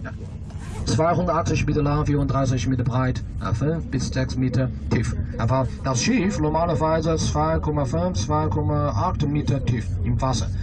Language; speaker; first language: German; non-native, fluent; Chinese